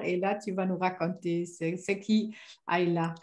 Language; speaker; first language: French; non-native, fluent; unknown